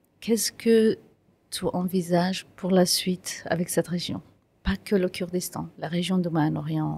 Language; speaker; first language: French; non-native, fluent; Kurdish